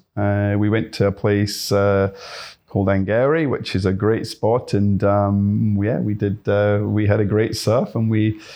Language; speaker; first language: English; native; English